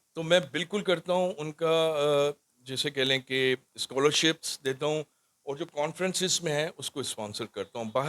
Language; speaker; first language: Urdu; non-native, local second language; Sindhi